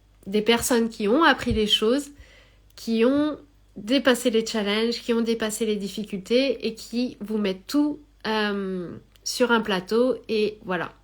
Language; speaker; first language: French; native; French